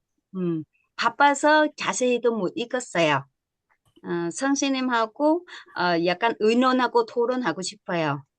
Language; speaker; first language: Korean; non-native, learner; Vietnamese